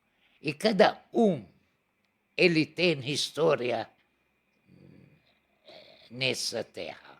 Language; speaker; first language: Portuguese; non-native, learner; Arabic